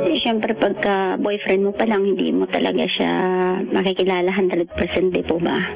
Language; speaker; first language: Filipino; non-native, local second language; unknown